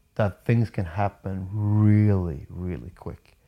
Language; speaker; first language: English; non-native, fluent; Swedish